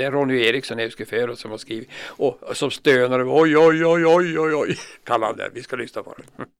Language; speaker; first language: Swedish; native; Swedish